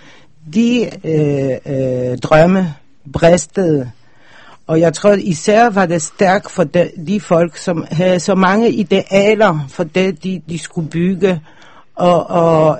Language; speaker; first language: Danish; non-native, fluent; Polish